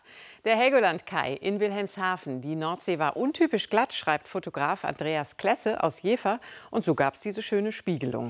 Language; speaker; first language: German; native; German